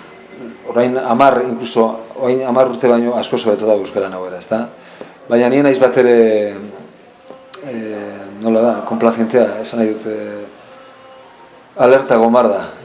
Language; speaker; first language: Basque; non-native, local second language; Spanish